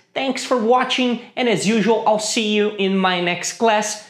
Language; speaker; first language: English; non-native, fluent; Portuguese